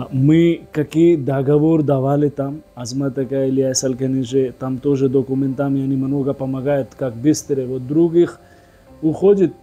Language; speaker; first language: Russian; non-native, learner; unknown